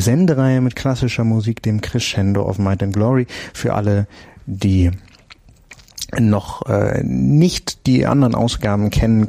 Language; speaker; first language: German; native; German